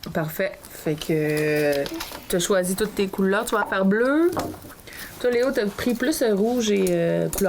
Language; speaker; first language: French; native; French